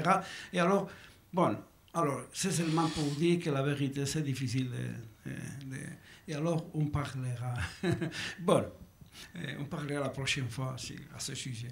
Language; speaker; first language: French; non-native, learner; Basque